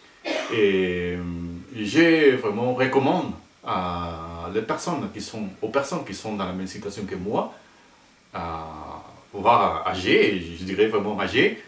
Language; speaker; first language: French; non-native, fluent; Spanish